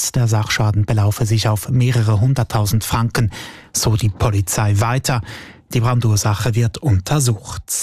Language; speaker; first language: German; native; German